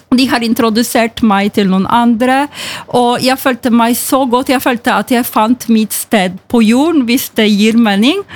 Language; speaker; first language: Norwegian; non-native, fluent; Polish